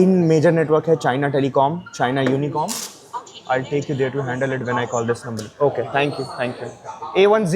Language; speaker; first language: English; non-native, local second language; Hindi